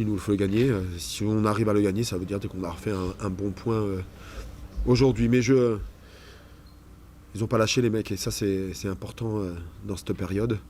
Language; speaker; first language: French; native; French